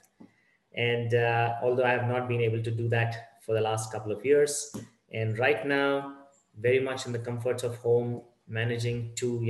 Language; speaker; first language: English; non-native, local second language; Kannada